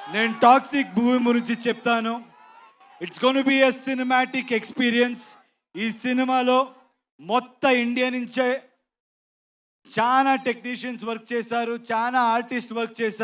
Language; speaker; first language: Telugu; non-native, learner; Kannada